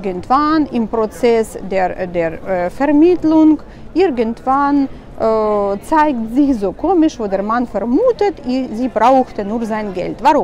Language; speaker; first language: German; non-native, fluent; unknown